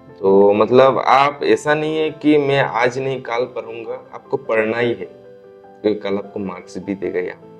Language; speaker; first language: Hindi; non-native, local second language; Assamese